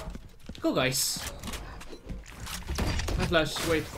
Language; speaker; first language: English; non-native, learner; Spanish